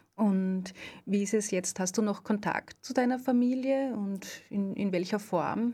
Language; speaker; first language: German; native; German